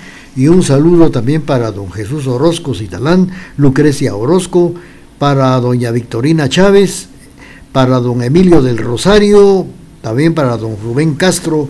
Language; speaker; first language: Spanish; native; Spanish